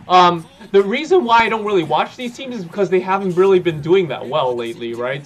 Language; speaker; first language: English; native; English